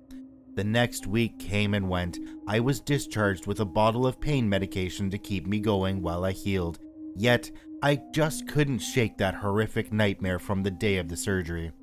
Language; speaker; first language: English; native; English